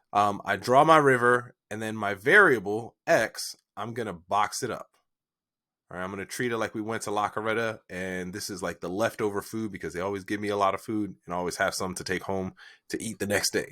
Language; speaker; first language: English; native; English